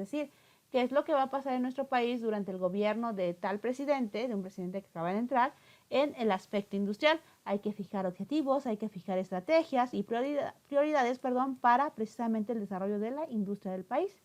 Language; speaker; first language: Spanish; native; Spanish